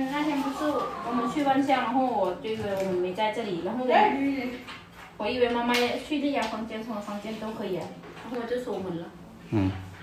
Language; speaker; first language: Chinese; non-native, fluent; Lao